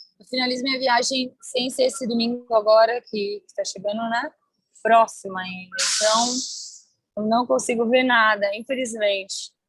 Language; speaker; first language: Portuguese; native; Portuguese